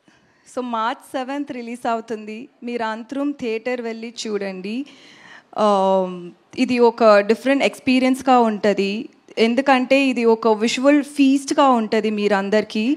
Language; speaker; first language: Telugu; non-native, learner; Tamil